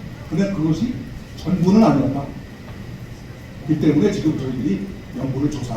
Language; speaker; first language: Korean; native; Korean